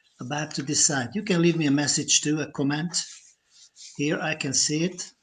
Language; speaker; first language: English; non-native, fluent; Hungarian